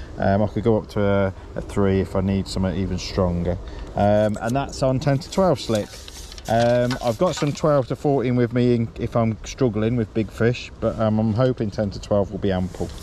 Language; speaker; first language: English; native; English